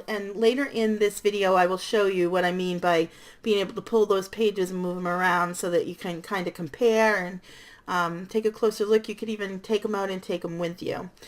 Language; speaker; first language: English; native; English